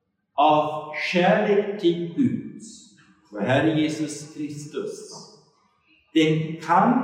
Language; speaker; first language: Swedish; non-native, fluent; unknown